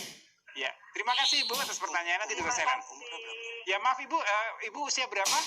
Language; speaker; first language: Indonesian; native; Indonesian